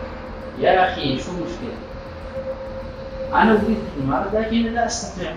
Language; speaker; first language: Arabic; non-native, learner; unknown